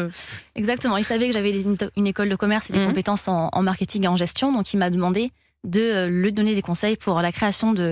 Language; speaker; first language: French; native; French